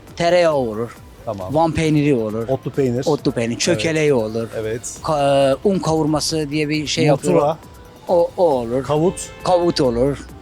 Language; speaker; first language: Turkish; native; Turkish